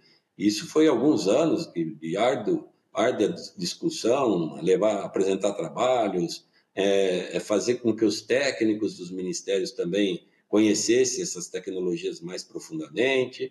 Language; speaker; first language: Portuguese; native; Portuguese